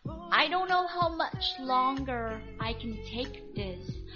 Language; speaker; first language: English; non-native, fluent; Chinese